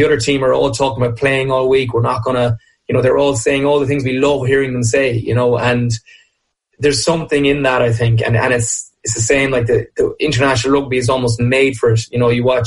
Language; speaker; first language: English; native; English